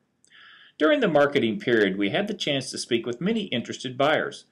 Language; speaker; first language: English; native; English